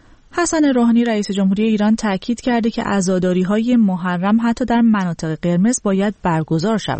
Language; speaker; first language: Persian; native; Persian